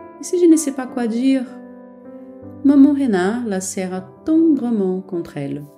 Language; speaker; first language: French; non-native, fluent; Portuguese